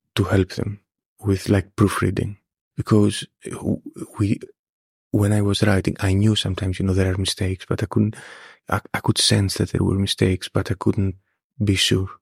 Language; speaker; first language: English; non-native, fluent; Greek